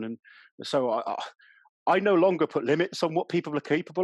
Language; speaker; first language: English; native; English